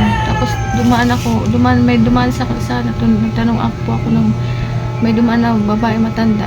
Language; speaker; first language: Filipino; non-native, local second language; Waray